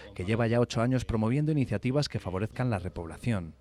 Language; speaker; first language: Spanish; native; Spanish